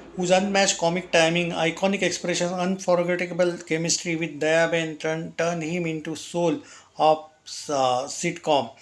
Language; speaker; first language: English; non-native, local second language; Hindi